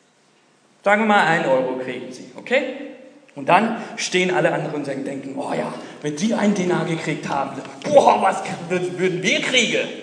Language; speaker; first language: German; non-native, fluent; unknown